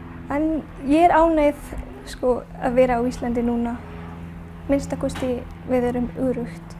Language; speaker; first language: Icelandic; non-native, learner; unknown